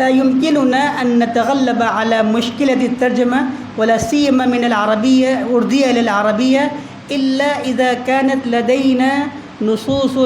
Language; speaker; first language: Arabic; non-native, fluent; Urdu